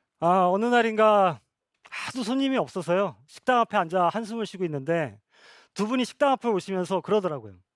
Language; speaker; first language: Korean; native; Korean